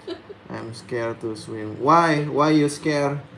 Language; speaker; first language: English; non-native, learner; Indonesian